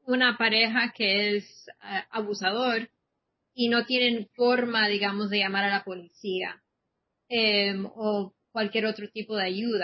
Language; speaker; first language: Spanish; non-native, fluent; English